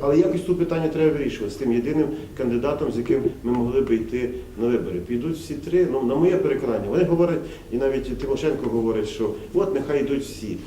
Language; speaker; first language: Ukrainian; native; Ukrainian